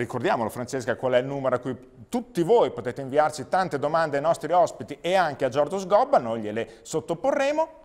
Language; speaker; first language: Italian; native; Italian